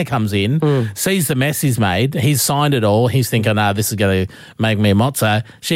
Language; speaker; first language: English; native; English